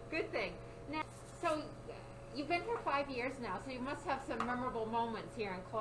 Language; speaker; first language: English; native; English